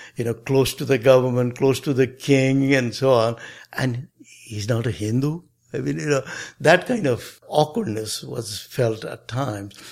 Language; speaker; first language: English; non-native, local second language; Nepali